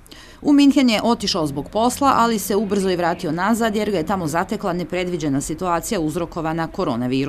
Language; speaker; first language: Serbian; native; Serbian